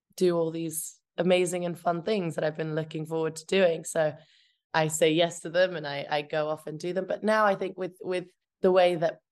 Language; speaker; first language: English; early bilingual, other home language; Albanian